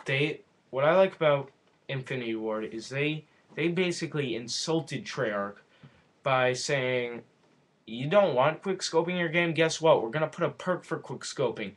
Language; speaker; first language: English; native; English